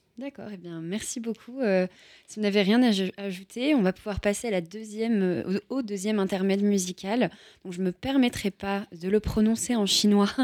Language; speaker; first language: French; native; French